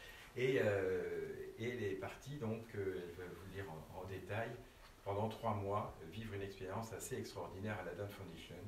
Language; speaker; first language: French; native; French